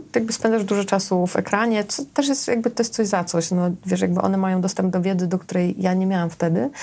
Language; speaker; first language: Polish; native; Polish